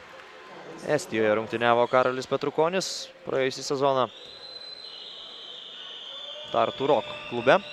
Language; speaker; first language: Lithuanian; native; Lithuanian